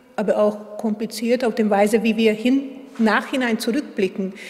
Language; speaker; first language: German; non-native, fluent; Hungarian